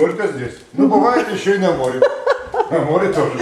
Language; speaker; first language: Russian; native; Russian